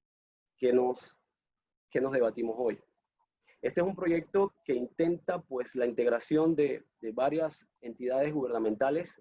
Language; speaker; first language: Spanish; native; Spanish